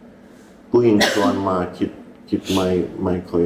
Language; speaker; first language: Thai; non-native, learner; English